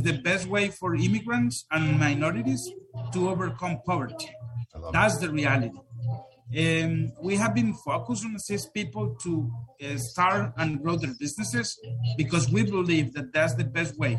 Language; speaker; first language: English; non-native, fluent; Spanish